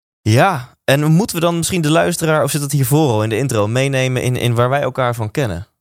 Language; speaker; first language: Dutch; native; Dutch